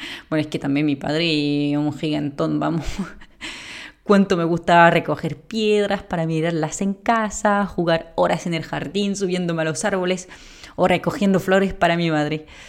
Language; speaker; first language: Spanish; non-native, fluent; French